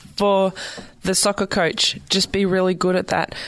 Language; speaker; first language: English; native; English